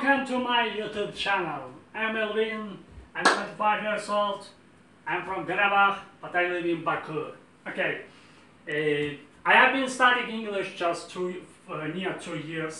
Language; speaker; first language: English; non-native, learner; Azerbaijani